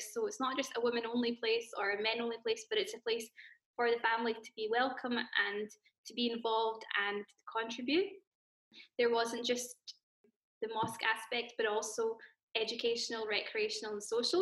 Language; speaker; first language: English; native; English